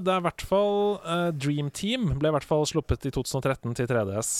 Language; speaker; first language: Norwegian; native; Norwegian